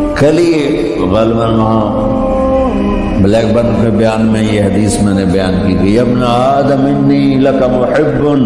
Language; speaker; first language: Urdu; non-native, local second language; Punjabi